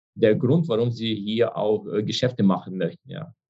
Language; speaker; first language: German; non-native, fluent; Ukrainian